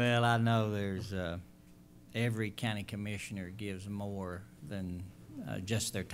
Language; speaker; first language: English; native; English